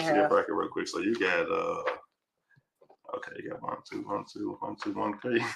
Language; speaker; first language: English; native; English